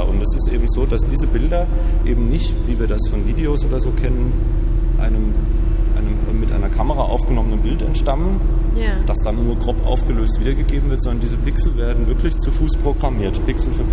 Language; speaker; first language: German; native; German